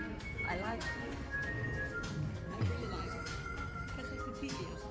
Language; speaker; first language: English; non-native, learner; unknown